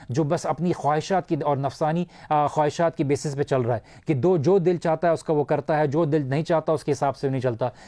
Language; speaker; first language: Urdu; native; Urdu